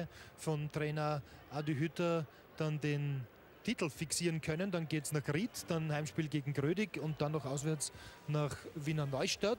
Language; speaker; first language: German; native; German